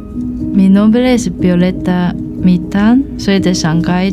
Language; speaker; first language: Spanish; non-native, fluent; Chinese